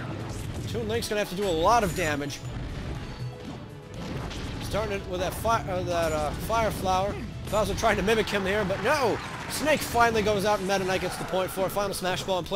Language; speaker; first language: English; native; English